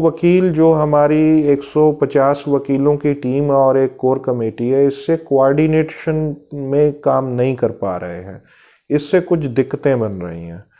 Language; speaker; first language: Hindi; non-native, local second language; Punjabi